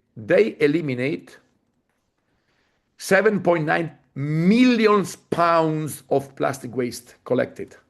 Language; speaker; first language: English; non-native, fluent; Italian